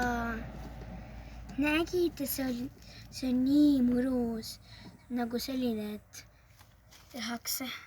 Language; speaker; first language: Estonian; non-native, local second language; Russian